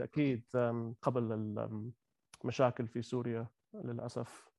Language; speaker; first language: Arabic; non-native, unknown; Gujarati